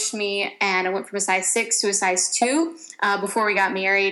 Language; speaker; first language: English; native; English